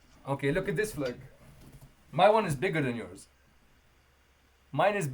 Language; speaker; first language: English; non-native, fluent; Kurdish